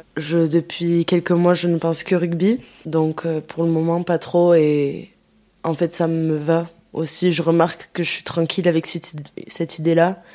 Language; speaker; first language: French; early bilingual, other home language; Dutch